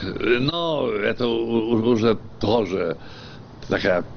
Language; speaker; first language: Russian; non-native, fluent; Polish